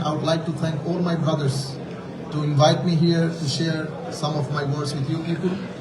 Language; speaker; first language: English; non-native, local second language; Bangla